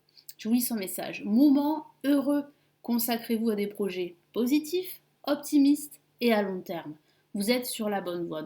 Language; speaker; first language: French; native; French